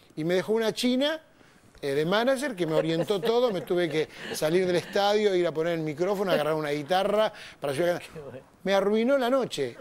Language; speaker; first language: Spanish; native; Spanish